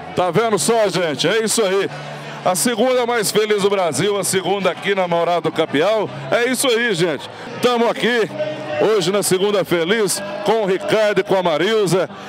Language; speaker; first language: Portuguese; native; Portuguese